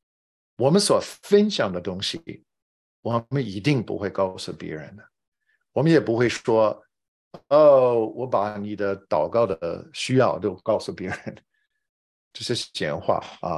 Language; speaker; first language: Chinese; non-native, fluent; English